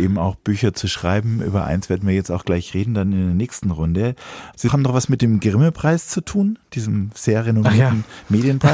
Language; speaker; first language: German; native; German